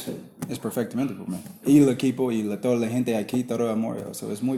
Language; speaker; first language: Spanish; non-native, learner; English